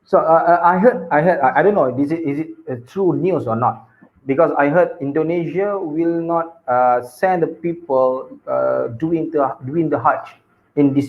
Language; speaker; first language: English; non-native, local second language; Malay